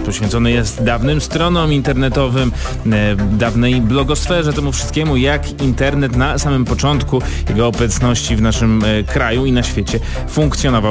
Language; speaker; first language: Polish; native; Polish